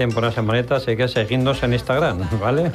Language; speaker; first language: Spanish; native; Spanish